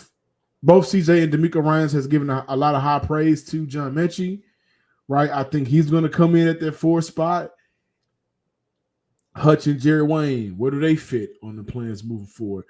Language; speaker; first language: English; native; English